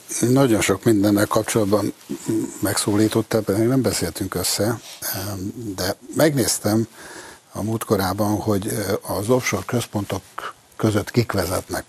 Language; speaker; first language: Hungarian; native; Hungarian